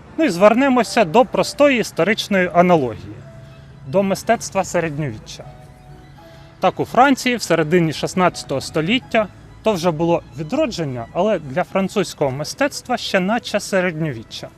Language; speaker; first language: Ukrainian; native; Ukrainian